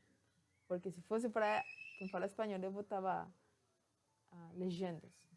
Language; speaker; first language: Portuguese; non-native, fluent; Spanish